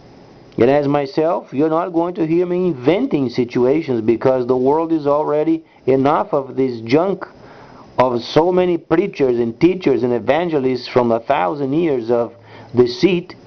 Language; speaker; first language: English; non-native, fluent; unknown